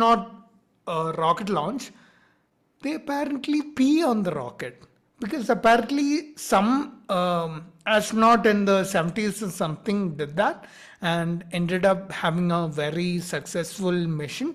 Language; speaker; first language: English; non-native, local second language; Malayalam